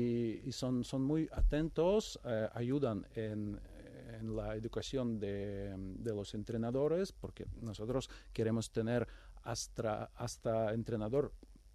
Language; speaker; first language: Spanish; non-native, fluent; Ukrainian